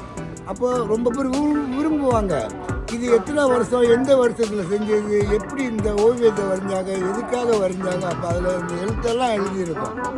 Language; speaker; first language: Tamil; native; Tamil